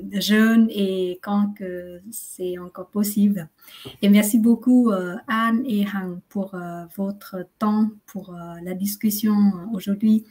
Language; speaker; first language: French; non-native, fluent; Vietnamese